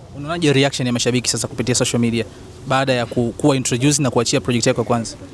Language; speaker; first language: Swahili; native; Swahili